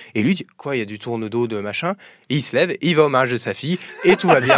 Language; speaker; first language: French; native; French